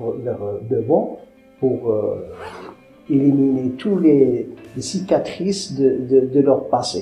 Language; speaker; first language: French; non-native, local second language; Arabic